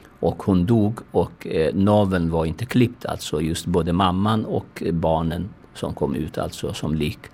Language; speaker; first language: Swedish; non-native, fluent; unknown